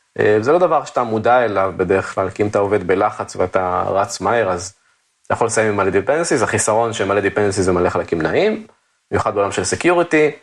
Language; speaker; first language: Hebrew; native; Hebrew